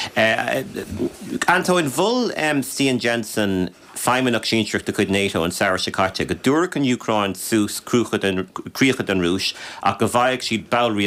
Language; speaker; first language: Irish; native; Irish